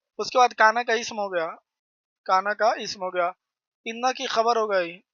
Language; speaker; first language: Urdu; native; Urdu